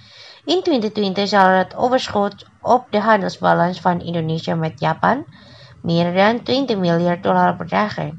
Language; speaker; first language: Dutch; non-native, fluent; Indonesian